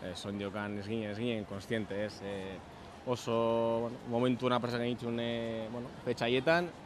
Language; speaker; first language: Basque; native; Basque